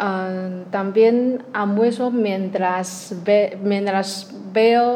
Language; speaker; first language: Spanish; non-native, learner; Chinese